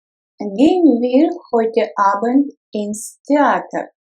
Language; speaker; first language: German; non-native, fluent; Russian